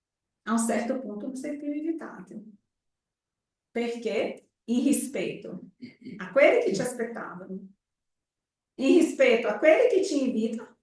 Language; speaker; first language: Italian; non-native, fluent; Portuguese